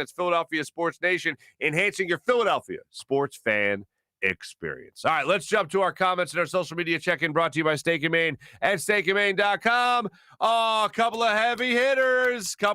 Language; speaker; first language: English; native; English